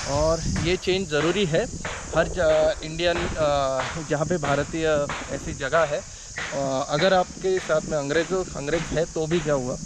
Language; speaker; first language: Hindi; non-native, local second language; Marathi